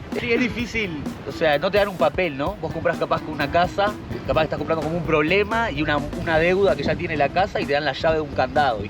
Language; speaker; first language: Spanish; native; Spanish